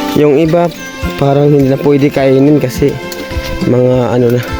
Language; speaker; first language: Filipino; non-native, local second language; Waray